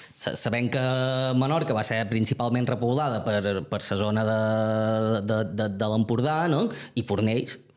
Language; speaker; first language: Catalan; native; Catalan